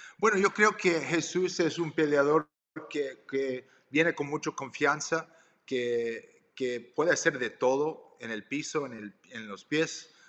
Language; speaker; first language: Spanish; early bilingual, heritage; Spanish